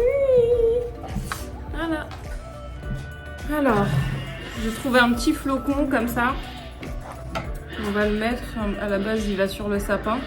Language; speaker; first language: French; native; French